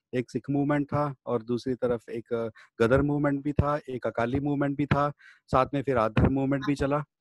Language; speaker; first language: Hindi; native; Hindi